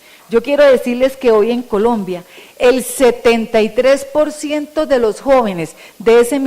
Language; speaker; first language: Spanish; native; Spanish